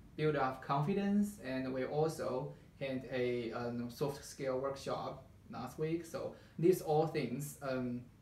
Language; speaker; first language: English; non-native, fluent; Chinese